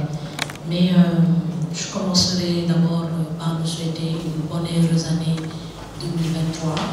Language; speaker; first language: French; non-native, local second language; Wolof